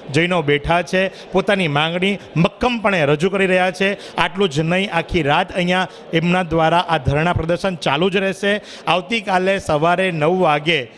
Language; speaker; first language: Gujarati; native; Gujarati